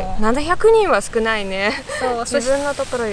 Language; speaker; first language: Japanese; non-native, fluent; Russian